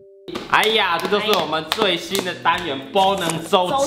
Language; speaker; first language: Chinese; native; Chinese